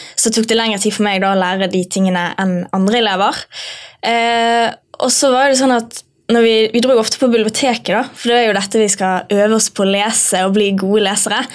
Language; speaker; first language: Norwegian; native; Norwegian